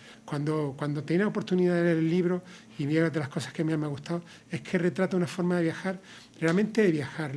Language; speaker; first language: Spanish; native; Spanish